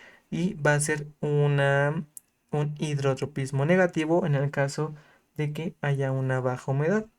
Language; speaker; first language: Spanish; native; Spanish